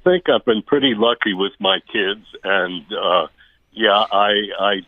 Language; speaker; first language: English; native; English